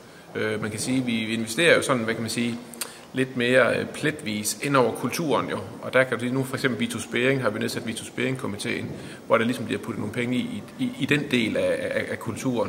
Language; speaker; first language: Danish; native; Danish